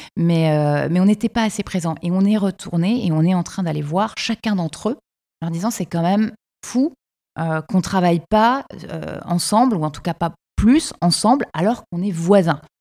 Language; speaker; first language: French; native; French